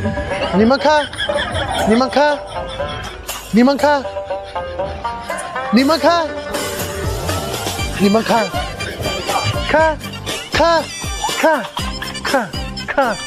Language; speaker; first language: Chinese; non-native, fluent; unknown